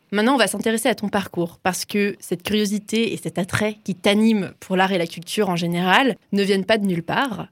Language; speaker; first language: French; native; French